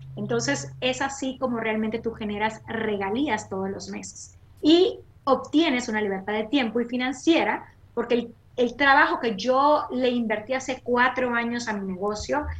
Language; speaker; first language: Spanish; native; Spanish